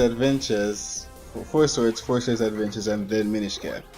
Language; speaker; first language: English; native; English